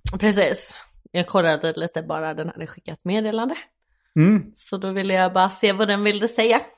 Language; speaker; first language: Swedish; native; Swedish